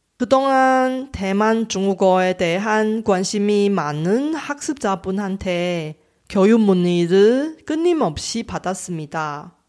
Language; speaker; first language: Korean; non-native, fluent; Chinese